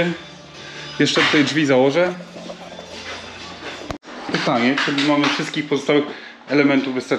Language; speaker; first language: Polish; native; Polish